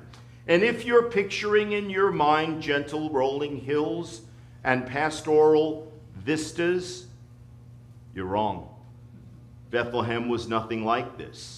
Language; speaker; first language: English; native; English